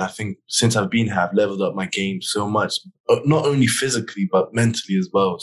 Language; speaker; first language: English; native; English